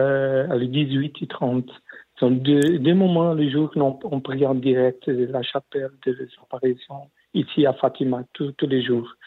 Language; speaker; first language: French; non-native, learner; Portuguese